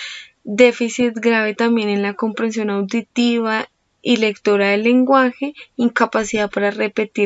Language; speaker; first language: Spanish; native; Spanish